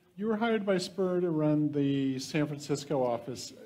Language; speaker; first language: English; native; English